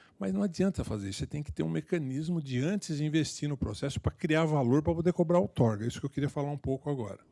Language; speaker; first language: Portuguese; native; Portuguese